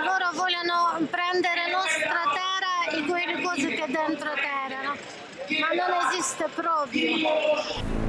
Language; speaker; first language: Italian; non-native, fluent; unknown